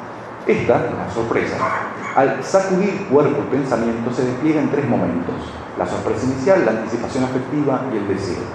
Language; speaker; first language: Spanish; native; Spanish